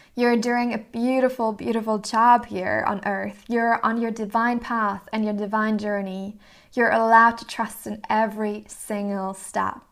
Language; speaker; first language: English; non-native, fluent; German